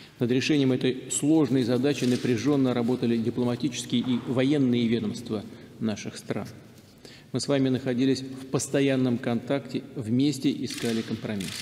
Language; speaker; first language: Russian; native; Russian